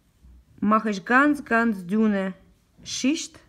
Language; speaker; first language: German; non-native, learner; Russian